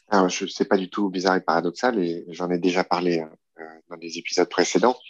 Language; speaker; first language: French; native; French